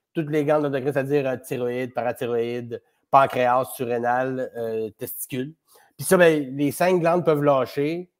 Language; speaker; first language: French; native; French